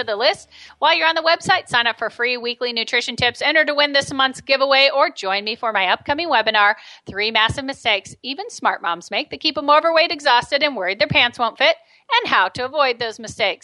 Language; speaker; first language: English; native; English